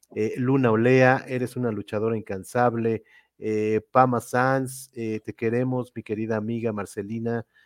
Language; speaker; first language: Spanish; native; Spanish